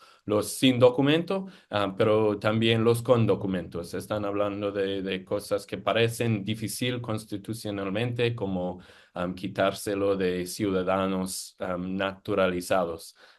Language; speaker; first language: Spanish; non-native, fluent; English